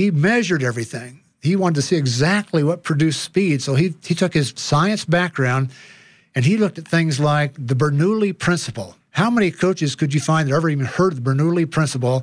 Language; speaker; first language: English; native; English